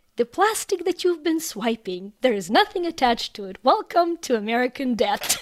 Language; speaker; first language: English; non-native, fluent; Ukrainian